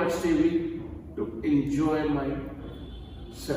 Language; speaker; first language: English; non-native, local second language; Hindi